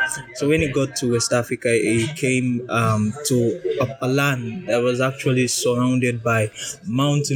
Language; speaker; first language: English; non-native, local second language; Krio